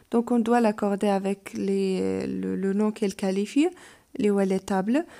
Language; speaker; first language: French; non-native, local second language; Arabic